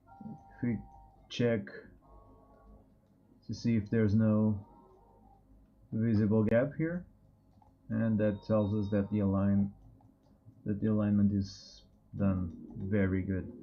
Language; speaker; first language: English; non-native, fluent; Portuguese